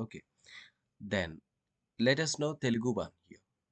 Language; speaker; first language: English; non-native, local second language; Telugu